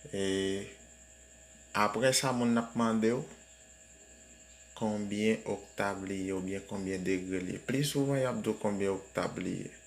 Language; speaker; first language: French; non-native, learner; Haitian Creole